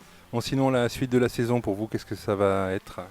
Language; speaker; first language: French; native; French